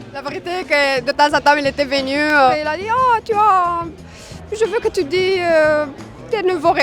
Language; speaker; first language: French; non-native, fluent; Romanian